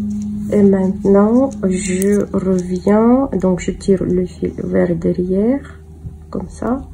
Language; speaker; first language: French; non-native, fluent; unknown